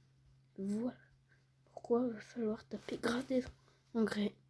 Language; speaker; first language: French; native; French